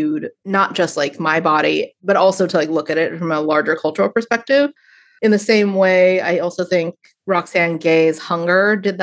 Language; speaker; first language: English; native; English